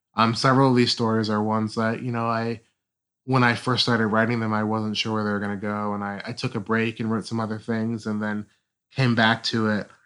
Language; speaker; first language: English; native; English